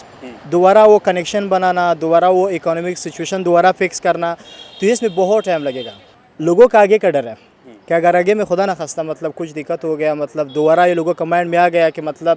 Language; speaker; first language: Hindi; non-native, fluent; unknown